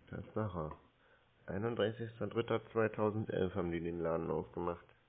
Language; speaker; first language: German; native; German